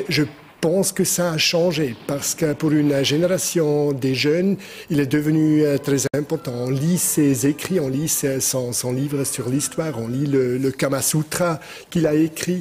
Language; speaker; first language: French; non-native, fluent; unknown